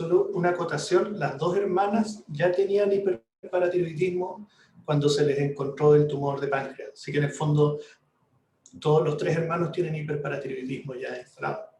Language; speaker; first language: Spanish; native; Spanish